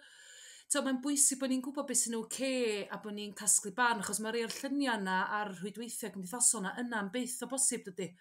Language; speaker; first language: Welsh; native; Welsh